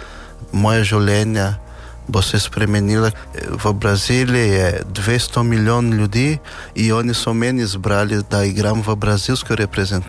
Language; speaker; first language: Slovenian; non-native, fluent; Portuguese